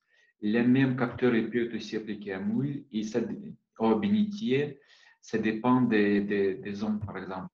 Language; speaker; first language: French; non-native, fluent; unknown